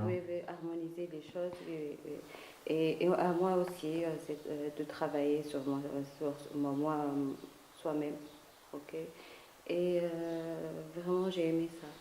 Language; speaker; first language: French; non-native, learner; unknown